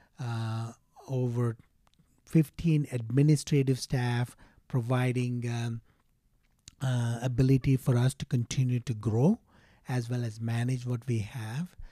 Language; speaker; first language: English; non-native, local second language; Telugu